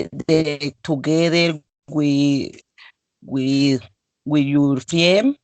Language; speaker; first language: English; non-native, learner; Spanish